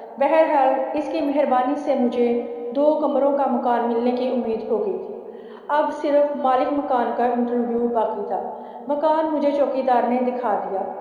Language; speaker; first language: Urdu; native; Urdu